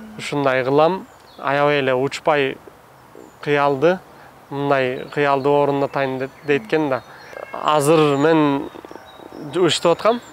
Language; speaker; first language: Kyrgyz; non-native, fluent; Turkish